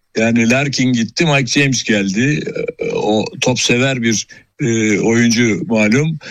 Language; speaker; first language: Turkish; native; Turkish